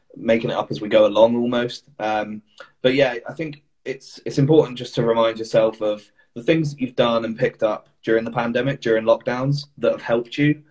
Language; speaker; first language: English; native; English